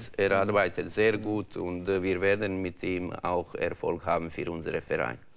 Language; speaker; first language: German; non-native, learner; Croatian